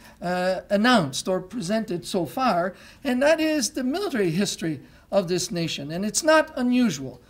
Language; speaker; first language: English; non-native, local second language; French